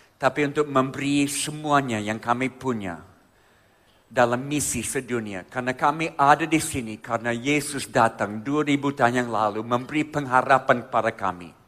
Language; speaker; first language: Indonesian; non-native, fluent; English